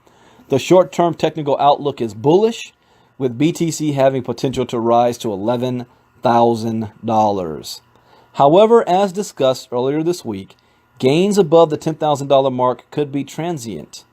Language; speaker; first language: English; native; English